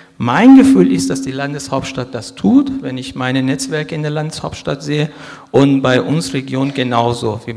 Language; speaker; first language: German; non-native, fluent; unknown